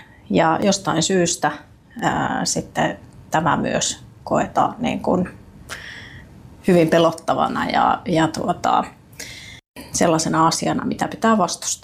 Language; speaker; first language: Finnish; native; Finnish